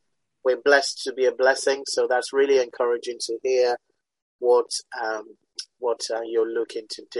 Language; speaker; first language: English; non-native, local second language; Yoruba